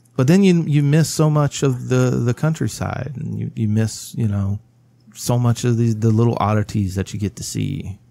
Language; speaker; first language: English; native; English